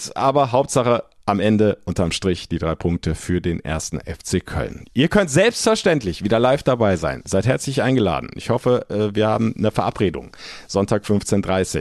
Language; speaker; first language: German; native; German